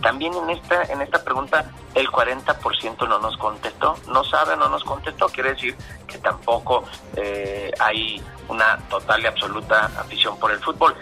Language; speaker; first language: Spanish; native; Spanish